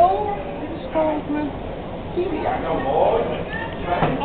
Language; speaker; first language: Dutch; non-native, learner; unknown